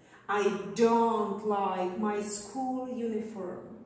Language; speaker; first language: English; non-native, fluent; Czech